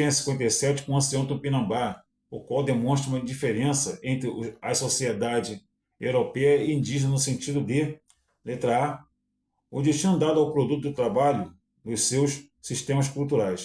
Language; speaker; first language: Portuguese; native; Portuguese